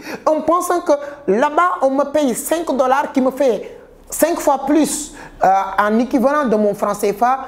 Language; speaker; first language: French; non-native, local second language; Wolof